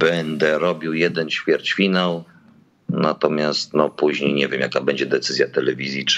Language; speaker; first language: Polish; native; Polish